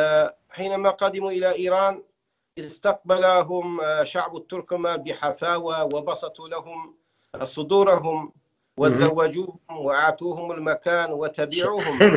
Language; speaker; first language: Arabic; non-native, fluent; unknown